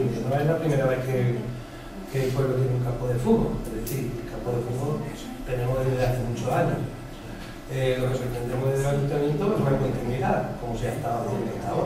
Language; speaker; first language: Spanish; native; Spanish